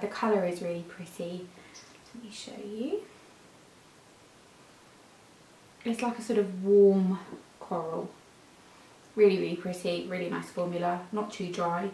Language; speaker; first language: English; native; English